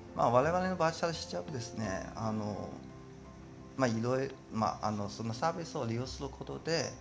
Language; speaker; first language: Japanese; non-native, fluent; Chinese